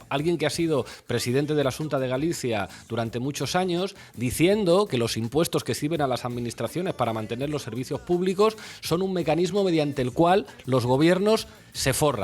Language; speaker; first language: Spanish; native; Spanish